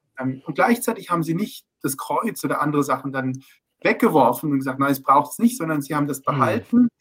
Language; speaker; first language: German; early bilingual, heritage; German